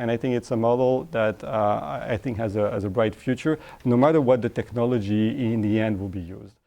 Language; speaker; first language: English; non-native, fluent; French